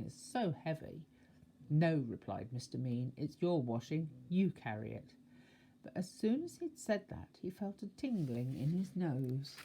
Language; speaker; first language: English; native; English